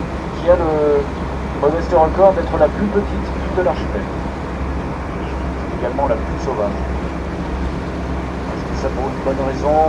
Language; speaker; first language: French; native; French